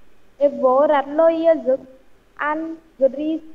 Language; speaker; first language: Russian; non-native, learner; Vietnamese